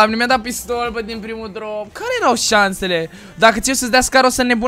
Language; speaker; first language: Romanian; native; Romanian